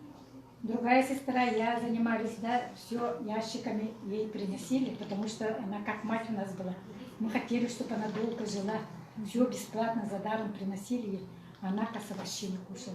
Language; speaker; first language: Russian; native; Russian